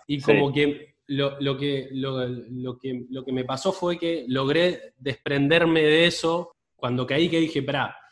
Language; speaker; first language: Spanish; native; Spanish